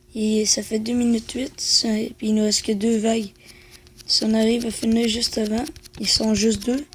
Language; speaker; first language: French; native; French